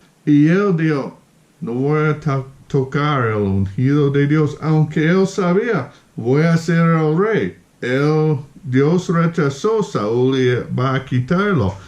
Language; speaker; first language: Spanish; non-native, fluent; English